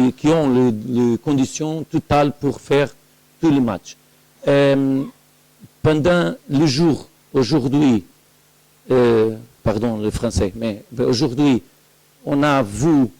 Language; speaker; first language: French; non-native, learner; Portuguese